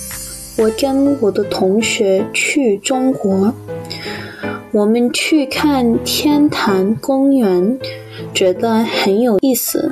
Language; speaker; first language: Chinese; non-native, learner; English